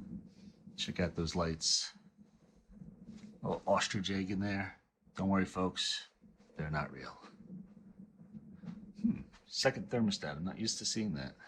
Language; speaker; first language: English; native; English